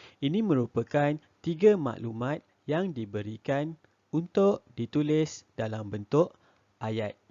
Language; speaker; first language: Malay; native; Malay